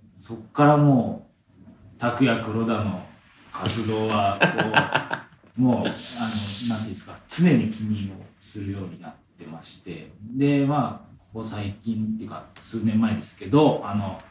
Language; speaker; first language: Japanese; native; Japanese